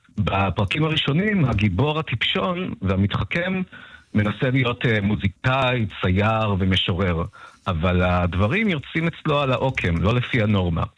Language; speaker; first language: Hebrew; early bilingual, other home language; Russian